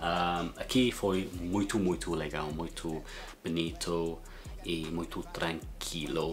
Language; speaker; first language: Portuguese; non-native, learner; English